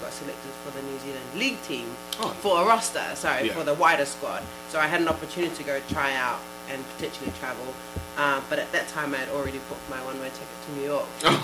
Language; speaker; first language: English; native; English